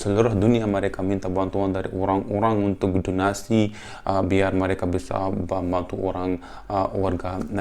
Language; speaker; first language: Indonesian; non-native, fluent; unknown